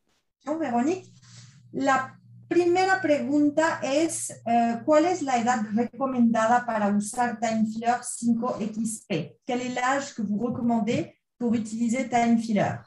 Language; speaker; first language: Spanish; native; Spanish